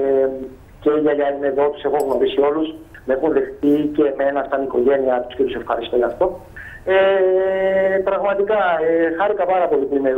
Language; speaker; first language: Greek; native; Greek